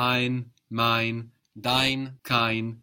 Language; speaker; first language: German; non-native, fluent; English